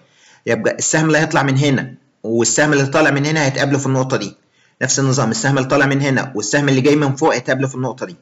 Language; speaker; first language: Arabic; native; Arabic